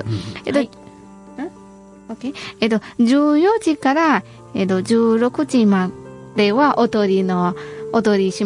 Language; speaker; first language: Japanese; non-native, learner; Burmese